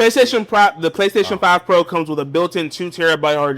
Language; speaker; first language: English; native; English